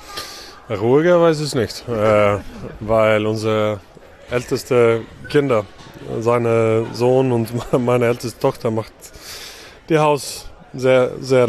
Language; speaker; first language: German; non-native, fluent; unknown